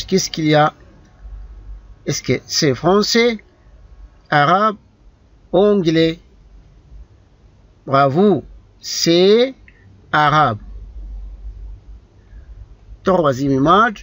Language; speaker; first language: French; non-native, fluent; Arabic